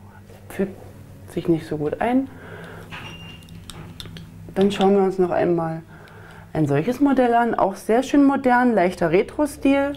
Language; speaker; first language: German; native; German